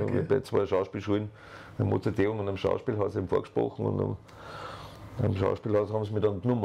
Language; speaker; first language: German; native; German